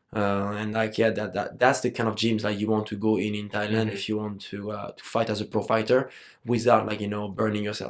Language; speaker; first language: English; non-native, fluent; French